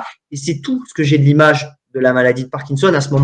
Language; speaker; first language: French; native; French